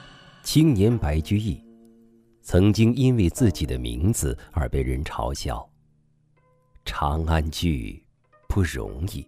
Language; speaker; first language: Chinese; native; Chinese